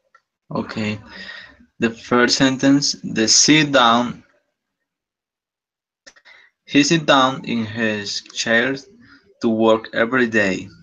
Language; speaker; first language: English; non-native, learner; Spanish